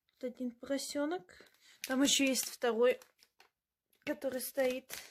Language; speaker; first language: Russian; non-native, learner; German